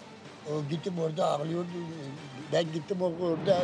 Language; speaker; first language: Turkish; non-native, local second language; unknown